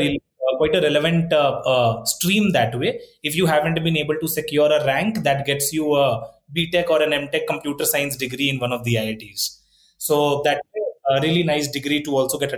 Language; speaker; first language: English; non-native, local second language; Hindi